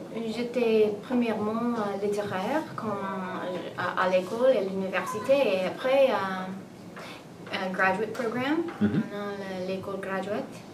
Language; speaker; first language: French; non-native, learner; English